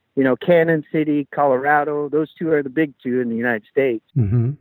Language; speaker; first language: English; native; English